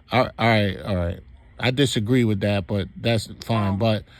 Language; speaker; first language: English; native; English